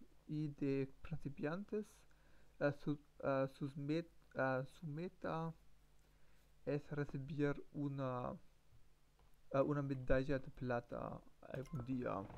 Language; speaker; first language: Spanish; non-native, learner; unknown